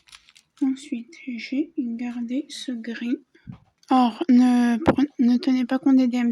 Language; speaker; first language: French; native; French